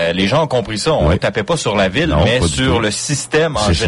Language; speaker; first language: French; native; French